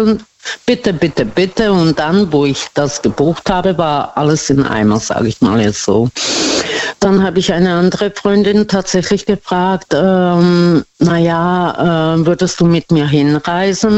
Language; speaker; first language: German; non-native, fluent; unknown